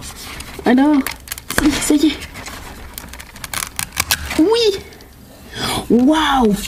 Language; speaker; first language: French; native; French